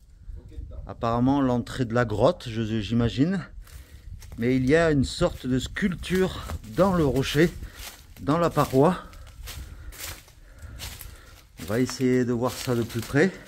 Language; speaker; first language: French; native; French